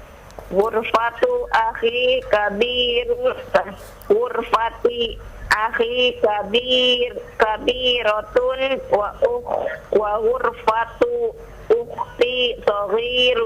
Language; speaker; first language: Arabic; non-native, learner; Indonesian